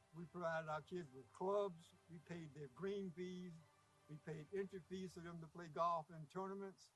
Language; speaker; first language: English; native; English